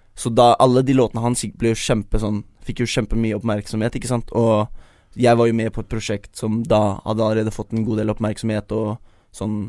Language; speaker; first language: Norwegian; early bilingual, other home language; Chinese